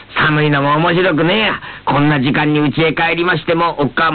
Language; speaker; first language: Japanese; native; Japanese